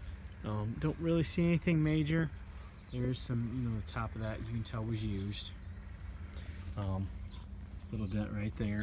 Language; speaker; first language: English; native; English